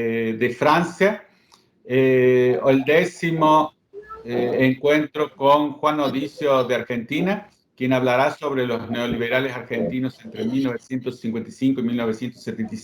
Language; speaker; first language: Spanish; native; Spanish